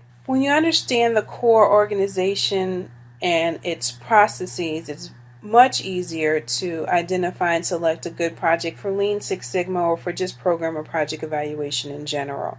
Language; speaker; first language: English; native; English